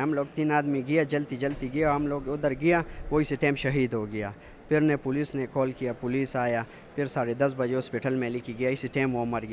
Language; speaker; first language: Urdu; non-native, local second language; Pashto